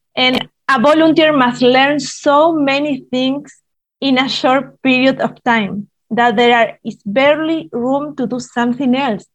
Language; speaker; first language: English; non-native, fluent; Spanish